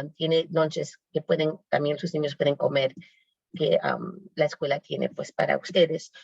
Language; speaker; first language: Spanish; native; Spanish